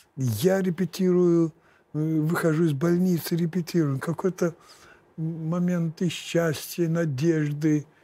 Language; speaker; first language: Russian; non-native, fluent; Lithuanian